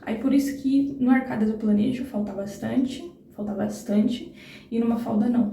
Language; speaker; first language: Portuguese; native; Portuguese